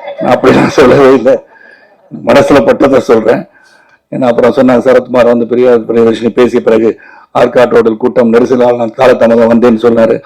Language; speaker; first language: Tamil; native; Tamil